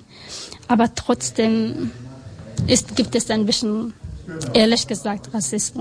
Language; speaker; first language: German; non-native, learner; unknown